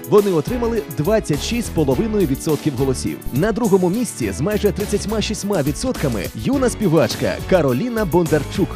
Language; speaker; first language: Ukrainian; native; Ukrainian